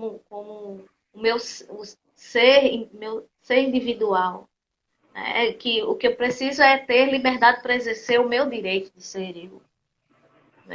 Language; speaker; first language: Portuguese; native; Portuguese